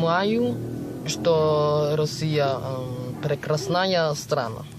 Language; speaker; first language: Russian; non-native, learner; Filipino